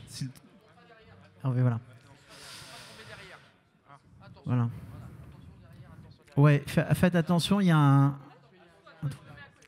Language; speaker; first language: French; native; French